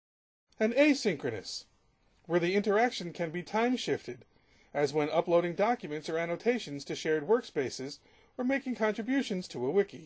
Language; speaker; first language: English; native; English